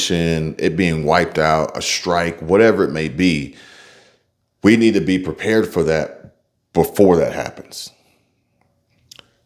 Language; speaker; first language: English; native; English